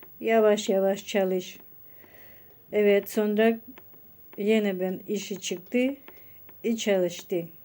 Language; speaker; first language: Turkish; non-native, learner; Russian